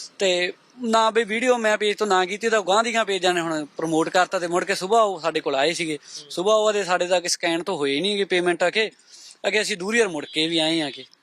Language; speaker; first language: Punjabi; native; Punjabi